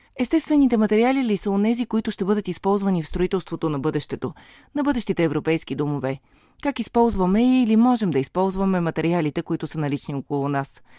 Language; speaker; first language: Bulgarian; native; Bulgarian